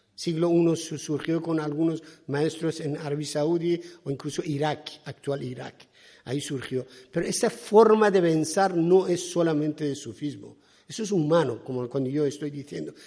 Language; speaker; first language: Spanish; non-native, fluent; Persian